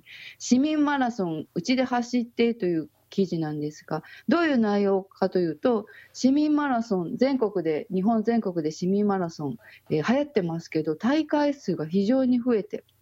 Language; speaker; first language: Japanese; native; Japanese